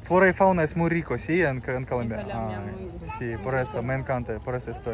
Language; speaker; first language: Spanish; non-native, learner; Russian